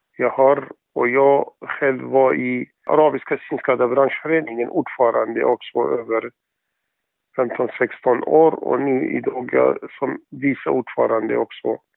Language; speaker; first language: Swedish; non-native, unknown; Arabic